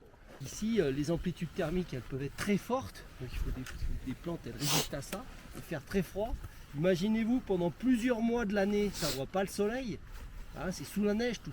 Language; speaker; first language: French; native; French